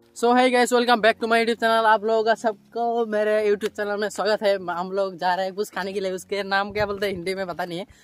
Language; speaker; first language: Hindi; non-native, local second language; Bangla